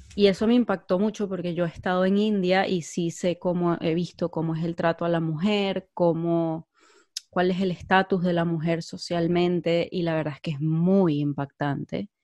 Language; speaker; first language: Spanish; native; Spanish